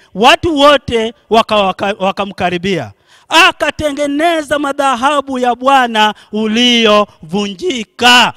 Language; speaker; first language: Swahili; non-native, local second language; Luo (Kenya and Tanzania)